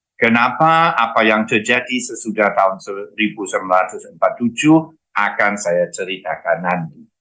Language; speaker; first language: Indonesian; non-native, fluent; German